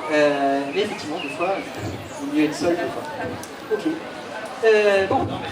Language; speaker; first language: French; native; French